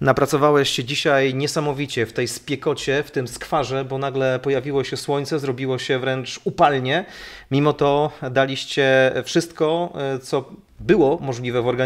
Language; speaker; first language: Polish; native; Polish